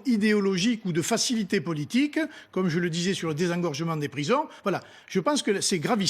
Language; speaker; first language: French; native; French